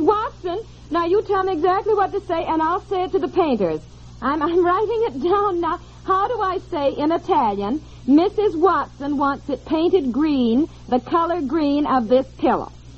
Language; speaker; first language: English; native; English